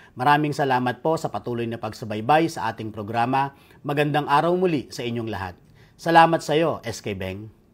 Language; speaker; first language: Filipino; native; Filipino